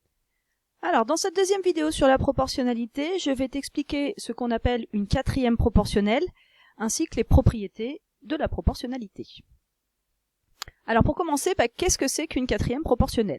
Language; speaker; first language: French; native; French